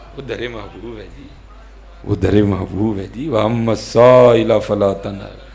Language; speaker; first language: Urdu; non-native, local second language; Punjabi